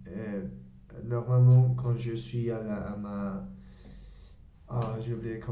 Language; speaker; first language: French; non-native, learner; Spanish